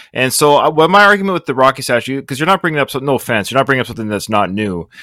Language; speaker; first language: English; native; English